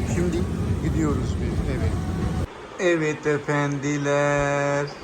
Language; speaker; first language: Turkish; non-native, learner; Urdu